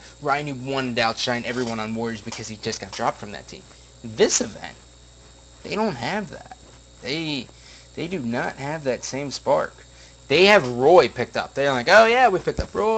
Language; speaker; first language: English; native; English